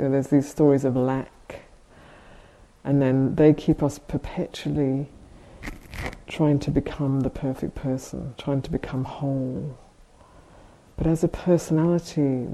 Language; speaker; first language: English; native; English